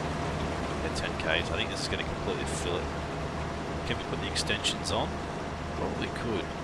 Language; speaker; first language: English; native; English